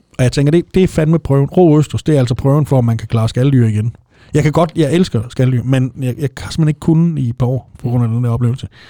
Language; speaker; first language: Danish; native; Danish